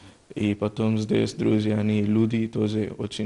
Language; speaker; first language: Russian; non-native, learner; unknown